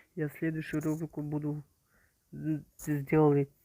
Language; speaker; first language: Russian; non-native, local second language; Kazakh